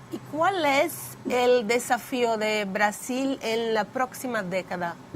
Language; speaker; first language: Spanish; non-native, fluent; Portuguese